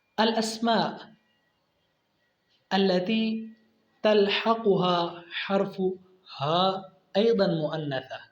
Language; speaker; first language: Arabic; non-native, fluent; Urdu